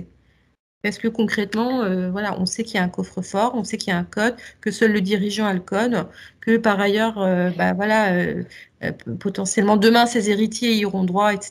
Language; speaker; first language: French; native; French